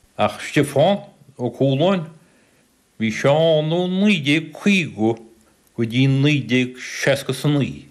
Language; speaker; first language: Irish; native; Irish